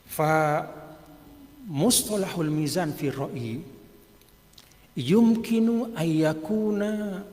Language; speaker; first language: Arabic; non-native, fluent; Indonesian